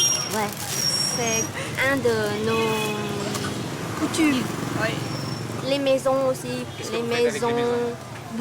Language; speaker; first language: French; non-native, fluent; Vietnamese